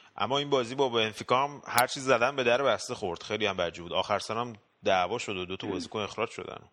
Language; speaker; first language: Persian; native; Persian